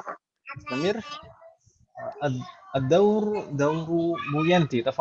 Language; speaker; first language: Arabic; non-native, fluent; Indonesian